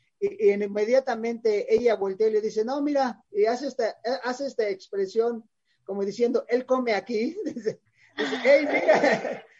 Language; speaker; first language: Spanish; native; Spanish